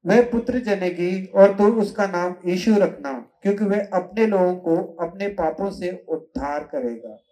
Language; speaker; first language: Hindi; non-native, local second language; Telugu